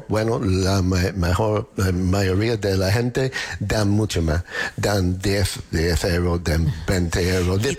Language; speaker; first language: Spanish; non-native, learner; English